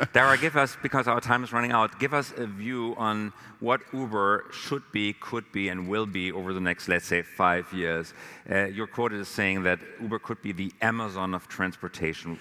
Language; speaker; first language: English; non-native, fluent; German